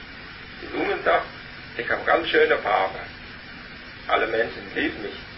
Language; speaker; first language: German; non-native, learner; Vietnamese